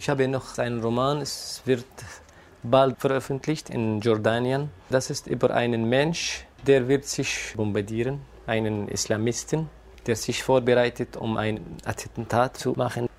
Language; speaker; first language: German; non-native, fluent; Kurdish